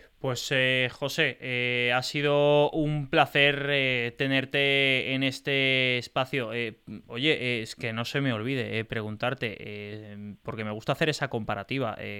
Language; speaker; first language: Spanish; native; Spanish